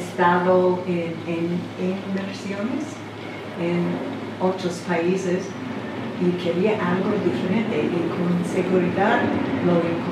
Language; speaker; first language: Spanish; non-native, fluent; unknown